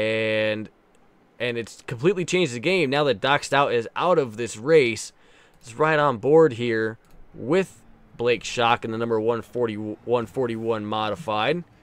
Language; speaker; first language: English; native; English